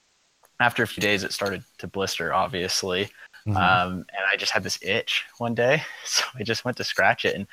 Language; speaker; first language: English; native; English